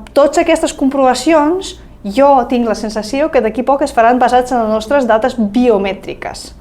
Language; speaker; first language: Catalan; non-native, fluent; Ukrainian